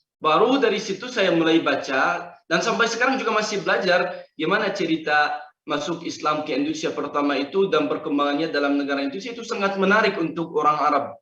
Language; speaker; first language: Indonesian; non-native, fluent; Arabic